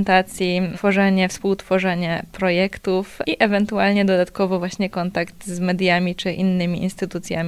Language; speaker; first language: Polish; native; Polish